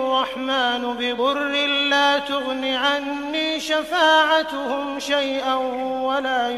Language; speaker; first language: Arabic; native; Arabic